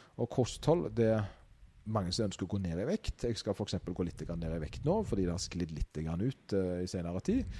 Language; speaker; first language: Norwegian; native; Norwegian